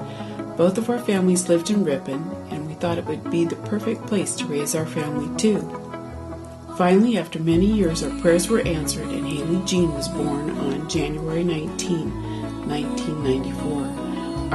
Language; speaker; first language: English; native; English